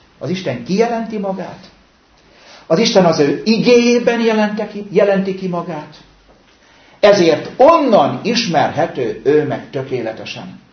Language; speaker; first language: Hungarian; native; Hungarian